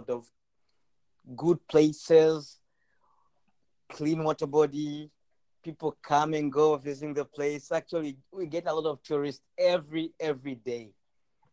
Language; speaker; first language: English; non-native, local second language; Swahili